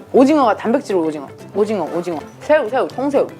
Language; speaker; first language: Korean; native; Korean